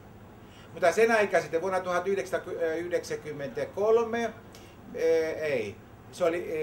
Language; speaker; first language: Finnish; non-native, learner; Greek